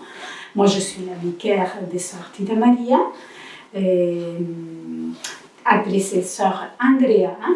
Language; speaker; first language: French; non-native, learner; Spanish